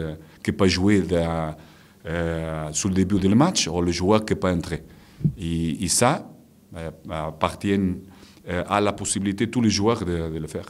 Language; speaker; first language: French; non-native, fluent; Portuguese